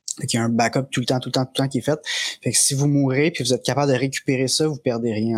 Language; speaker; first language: French; native; French